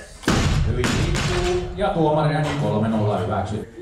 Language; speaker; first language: Finnish; native; Finnish